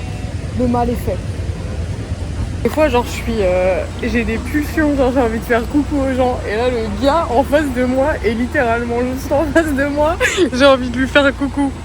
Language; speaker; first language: French; native; French